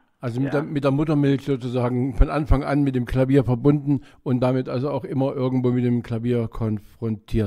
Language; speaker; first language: German; native; German